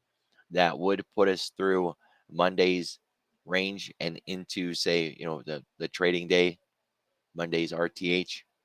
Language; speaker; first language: English; native; English